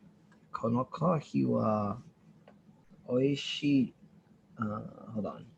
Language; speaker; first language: Japanese; non-native, learner; English